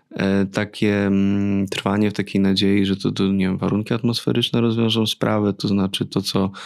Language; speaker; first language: Polish; native; Polish